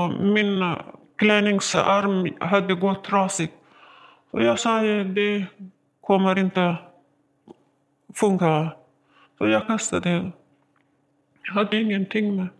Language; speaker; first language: Swedish; non-native, learner; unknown